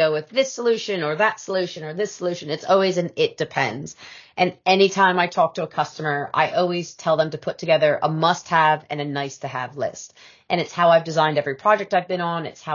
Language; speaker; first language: English; native; English